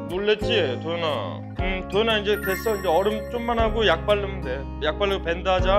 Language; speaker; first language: Korean; native; Korean